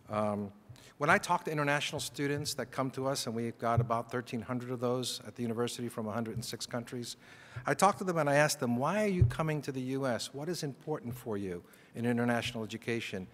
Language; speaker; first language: English; native; English